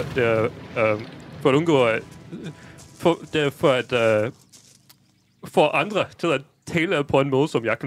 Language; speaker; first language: Danish; non-native, fluent; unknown